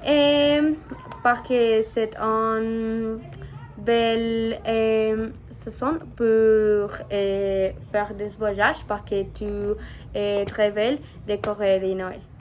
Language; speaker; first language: French; non-native, learner; Spanish